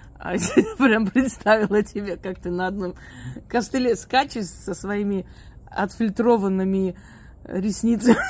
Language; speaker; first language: Russian; native; Russian